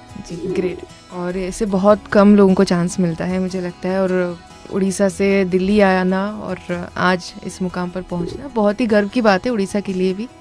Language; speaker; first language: Hindi; non-native, local second language; Odia